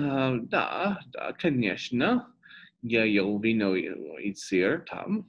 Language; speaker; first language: Russian; non-native, learner; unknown